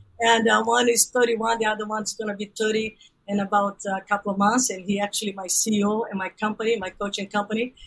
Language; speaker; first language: English; non-native, fluent; Portuguese